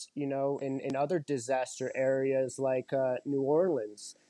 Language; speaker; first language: English; native; English